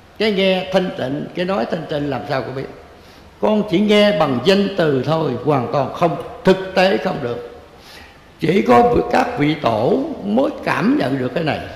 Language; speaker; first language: Vietnamese; native; Vietnamese